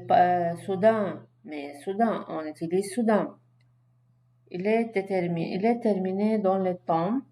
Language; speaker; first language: French; non-native, fluent; Arabic